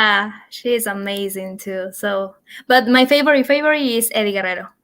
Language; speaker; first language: English; non-native, learner; Spanish